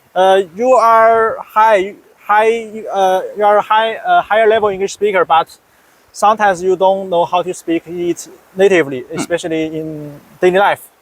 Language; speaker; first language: English; non-native, fluent; Chinese